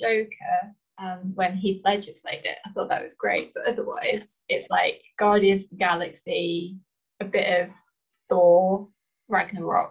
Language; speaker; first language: English; native; English